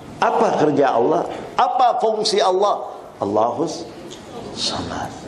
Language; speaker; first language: Malay; non-native, local second language; Chinese